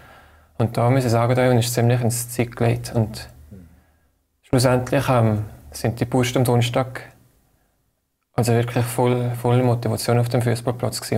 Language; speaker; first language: German; native; German